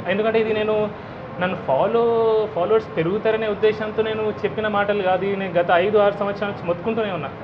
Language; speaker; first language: Telugu; non-native, local second language; Hindi